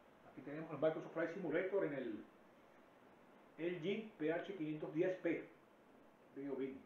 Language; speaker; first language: Spanish; native; Spanish